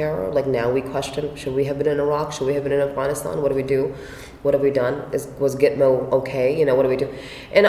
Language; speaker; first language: English; native; English